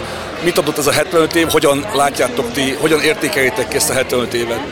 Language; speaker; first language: Hungarian; early bilingual, heritage; Hungarian